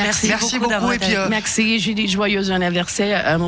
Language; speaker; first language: French; non-native, fluent; English